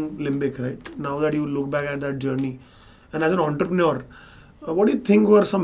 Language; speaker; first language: English; non-native, local second language; Hindi